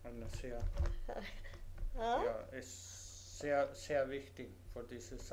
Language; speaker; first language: German; non-native, learner; Spanish